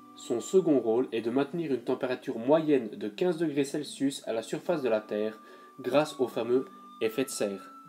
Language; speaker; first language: French; native; French